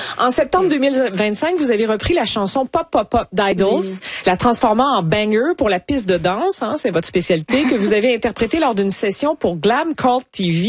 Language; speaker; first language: French; native; French